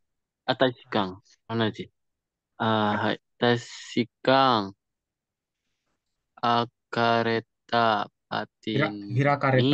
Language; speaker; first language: Japanese; non-native, learner; Indonesian